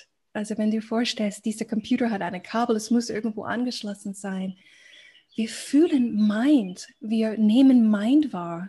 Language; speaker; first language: German; non-native, fluent; English